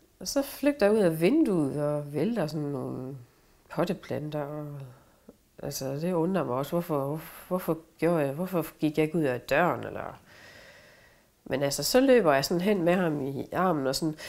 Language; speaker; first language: Danish; native; Danish